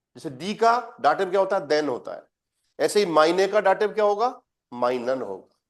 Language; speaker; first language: Hindi; native; Hindi